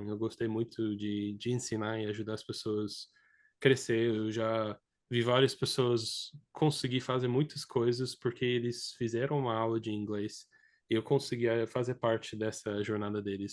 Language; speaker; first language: Portuguese; non-native, fluent; English